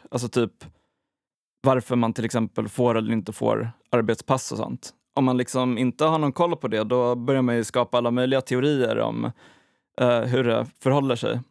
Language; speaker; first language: Swedish; native; Swedish